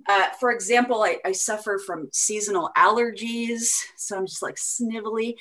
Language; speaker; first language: English; native; English